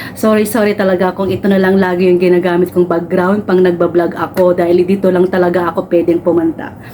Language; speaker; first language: Filipino; native; Filipino